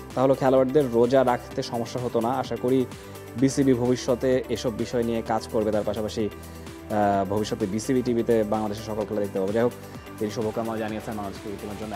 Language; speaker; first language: Bangla; native; Bangla